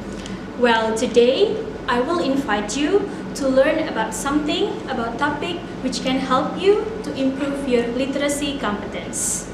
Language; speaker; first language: English; non-native, fluent; Indonesian